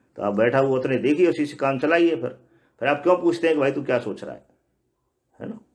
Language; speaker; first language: Hindi; native; Hindi